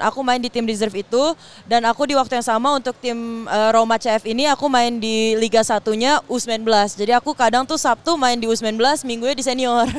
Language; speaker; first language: Indonesian; native; Indonesian